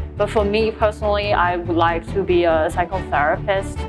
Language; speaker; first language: English; non-native, fluent; Chinese